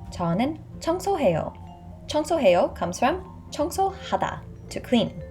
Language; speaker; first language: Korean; non-native, fluent; English